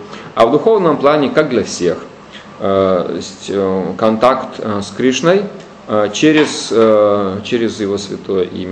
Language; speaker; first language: Russian; native; Russian